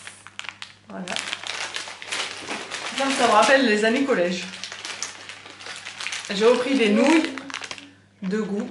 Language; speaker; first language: French; native; French